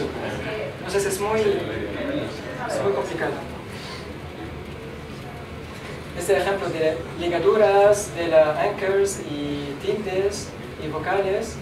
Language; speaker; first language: Spanish; non-native, learner; Arabic